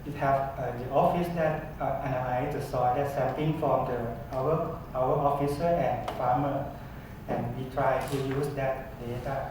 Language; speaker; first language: English; non-native, learner; Thai